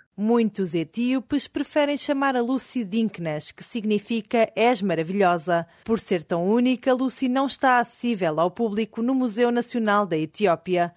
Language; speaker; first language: Portuguese; native; Portuguese